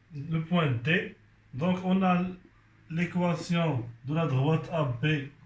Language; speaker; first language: French; non-native, local second language; Arabic